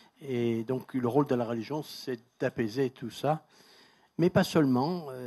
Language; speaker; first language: French; non-native, fluent; Persian